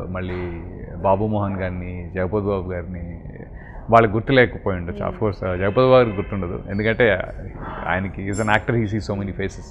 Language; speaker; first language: Telugu; native; Telugu